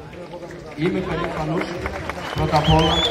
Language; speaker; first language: Greek; non-native, fluent; Portuguese